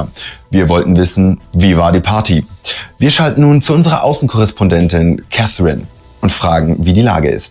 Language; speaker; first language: German; native; German